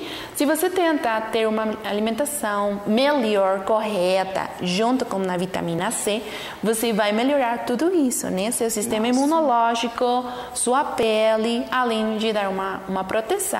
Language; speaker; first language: Portuguese; non-native, learner; Spanish